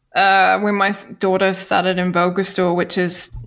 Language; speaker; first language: English; native; English